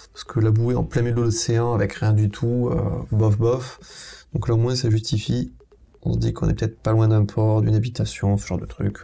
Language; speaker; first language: French; native; French